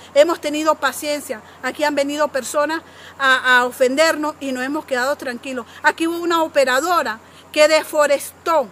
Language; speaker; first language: Spanish; non-native, local second language; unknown